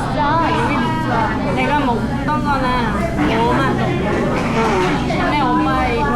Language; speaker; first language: Korean; non-native, learner; Vietnamese